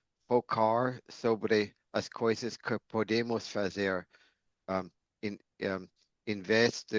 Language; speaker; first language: Portuguese; non-native, fluent; English